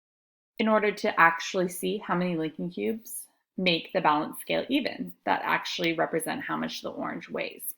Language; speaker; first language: English; native; English